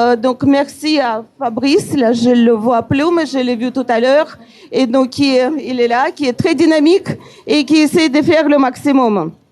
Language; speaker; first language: French; non-native, fluent; Ukrainian